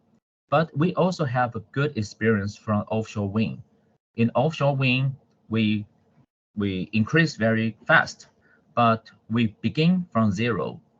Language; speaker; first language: English; non-native, fluent; Chinese